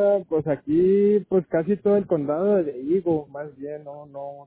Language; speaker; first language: Spanish; native; Spanish